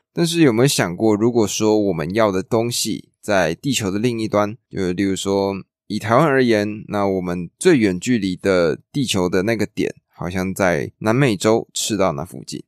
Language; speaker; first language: Chinese; native; Chinese